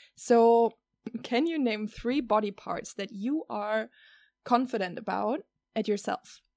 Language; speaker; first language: English; non-native, fluent; German